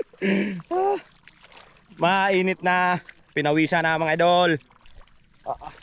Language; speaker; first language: Filipino; native; Filipino